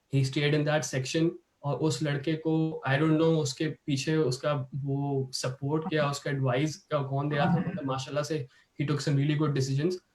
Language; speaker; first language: Urdu; native; Urdu